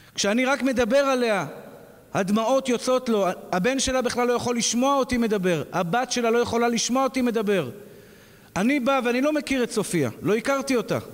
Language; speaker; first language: Hebrew; native; Hebrew